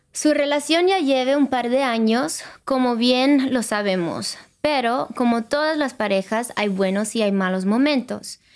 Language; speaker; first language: Spanish; early bilingual, other home language; English